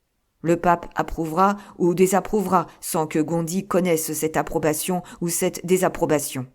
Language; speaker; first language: French; native; French